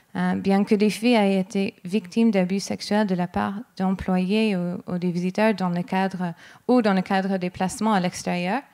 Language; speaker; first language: French; non-native, fluent; English